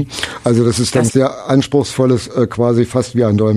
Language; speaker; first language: German; native; German